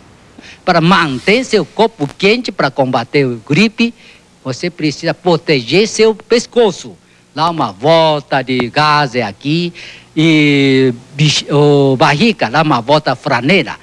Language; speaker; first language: Portuguese; non-native, learner; Chinese